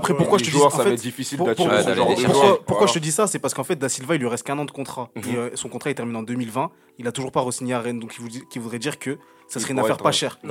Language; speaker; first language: French; native; French